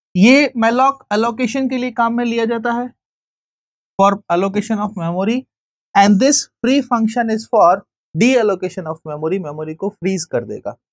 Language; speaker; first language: Hindi; native; Hindi